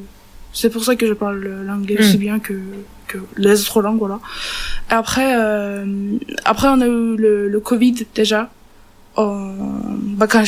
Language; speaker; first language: French; non-native, fluent; Turkish